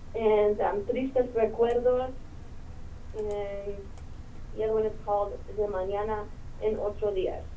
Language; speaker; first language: English; early bilingual, other home language; Spanish